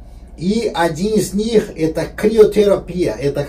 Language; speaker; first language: Russian; non-native, learner; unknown